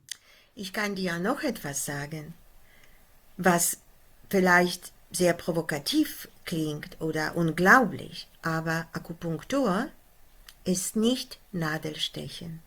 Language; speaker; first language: German; non-native, fluent; Polish